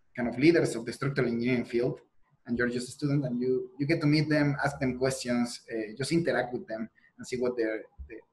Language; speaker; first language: English; non-native, fluent; Spanish